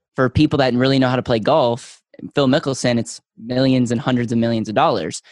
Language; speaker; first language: English; native; English